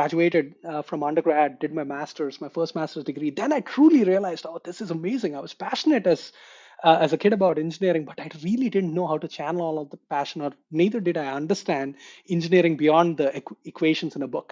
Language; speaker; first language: English; non-native, local second language; Telugu